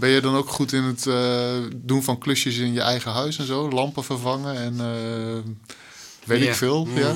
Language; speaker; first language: Dutch; native; Dutch